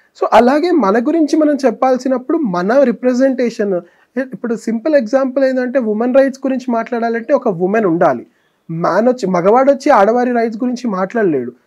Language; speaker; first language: Telugu; native; Telugu